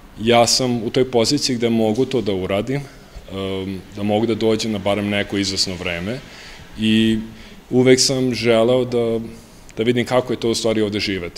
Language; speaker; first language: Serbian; early bilingual, heritage; Serbian